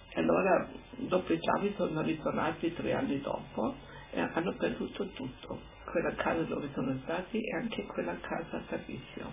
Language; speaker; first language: Italian; non-native, local second language; German